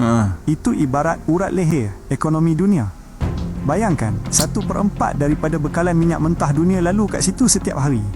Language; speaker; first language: Malay; native; Malay